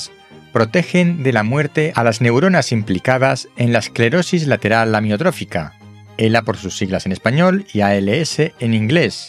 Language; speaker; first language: Spanish; native; Spanish